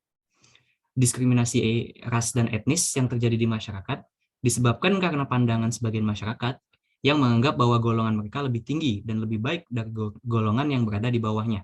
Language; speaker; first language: Indonesian; native; Indonesian